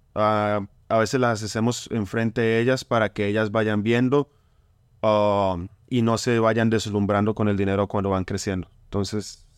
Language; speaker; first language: Spanish; native; Spanish